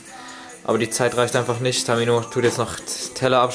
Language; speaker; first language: German; native; German